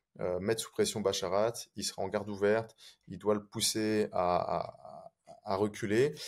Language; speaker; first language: French; native; French